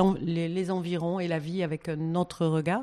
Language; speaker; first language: French; native; French